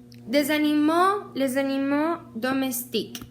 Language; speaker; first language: French; non-native, learner; Spanish